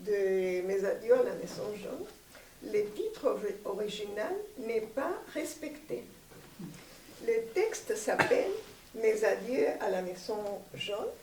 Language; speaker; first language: French; non-native, fluent; Spanish